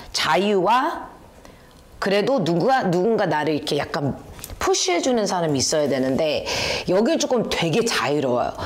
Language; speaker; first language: Korean; early bilingual, heritage; Korean